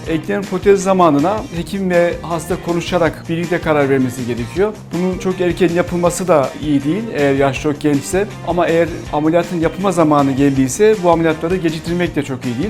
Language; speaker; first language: Turkish; native; Turkish